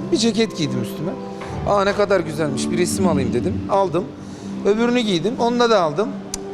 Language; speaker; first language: Turkish; native; Turkish